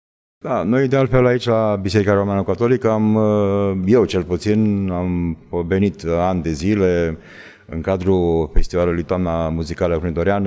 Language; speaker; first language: Romanian; native; Romanian